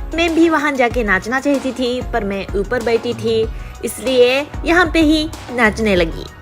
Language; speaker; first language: Hindi; non-native, fluent; Japanese